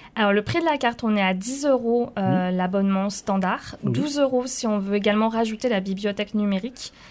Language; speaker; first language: French; native; French